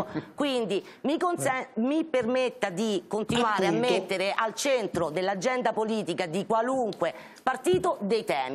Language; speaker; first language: Italian; native; Italian